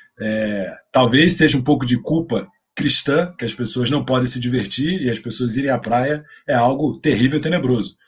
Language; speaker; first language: Portuguese; native; Portuguese